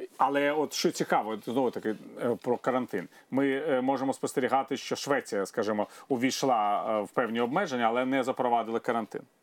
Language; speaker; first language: Ukrainian; non-native, local second language; Russian